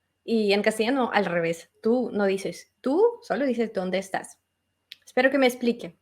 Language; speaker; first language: Spanish; non-native, fluent; Russian